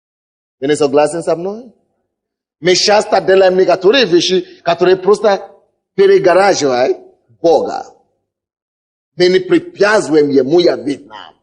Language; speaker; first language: Russian; non-native, fluent; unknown